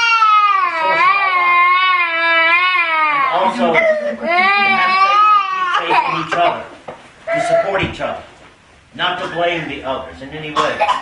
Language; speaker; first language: English; native; English